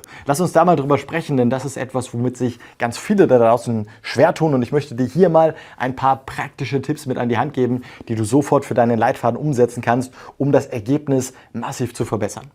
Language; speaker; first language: German; native; German